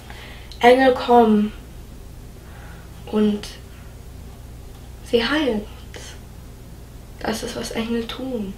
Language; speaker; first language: German; non-native, fluent; English